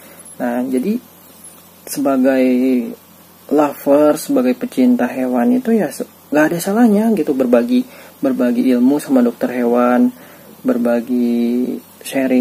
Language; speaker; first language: Indonesian; native; Indonesian